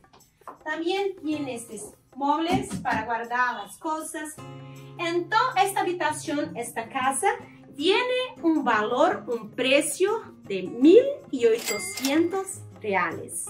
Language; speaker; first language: Spanish; non-native, learner; Portuguese